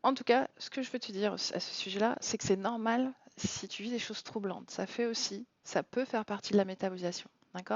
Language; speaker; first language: French; native; French